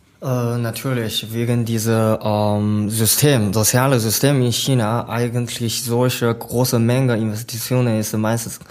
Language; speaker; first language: German; non-native, learner; Chinese